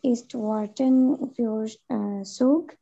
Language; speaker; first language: German; non-native, learner; Urdu